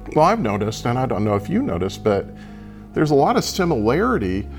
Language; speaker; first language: English; native; English